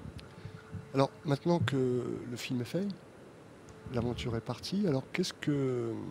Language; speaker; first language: French; native; French